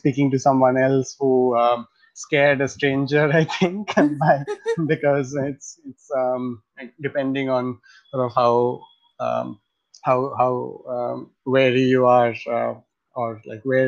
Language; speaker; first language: English; non-native, local second language; Bangla